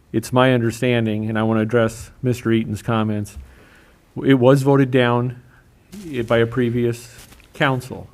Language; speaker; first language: English; native; English